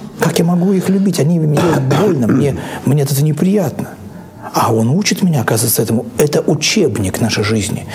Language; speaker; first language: Russian; native; Russian